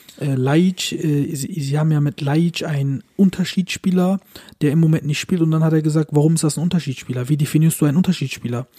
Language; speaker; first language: German; early bilingual, other home language; Turkish